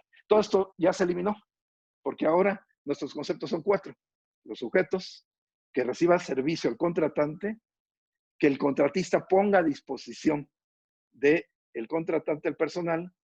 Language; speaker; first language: Spanish; native; Spanish